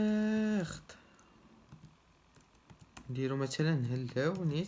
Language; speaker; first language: Arabic; native; Arabic